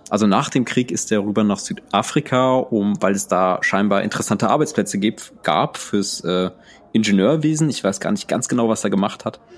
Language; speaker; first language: German; early bilingual, other home language; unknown